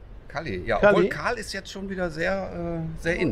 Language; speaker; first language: German; native; German